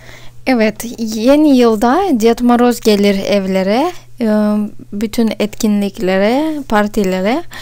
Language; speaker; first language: Turkish; non-native, fluent; Russian